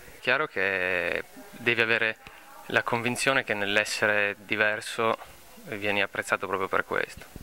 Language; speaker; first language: Italian; native; Italian